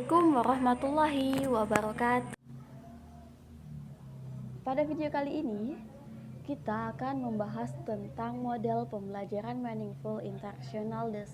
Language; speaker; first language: Indonesian; native; Indonesian